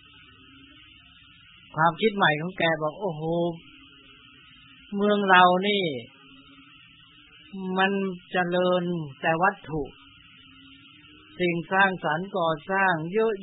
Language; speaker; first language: Thai; native; Thai